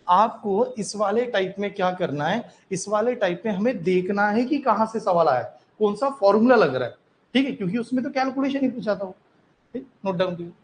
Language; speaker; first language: Hindi; non-native, local second language; Marathi